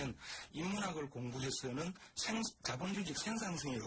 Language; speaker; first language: Korean; native; Korean